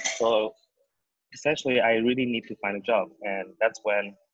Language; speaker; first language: English; non-native, fluent; Indonesian